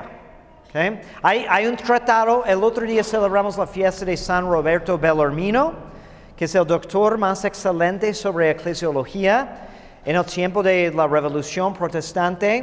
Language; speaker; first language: Spanish; non-native, fluent; English